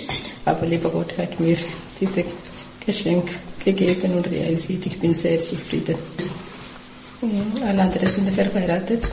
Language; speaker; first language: German; non-native, learner; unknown